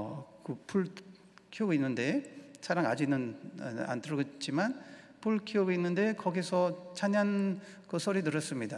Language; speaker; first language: Korean; non-native, learner; Spanish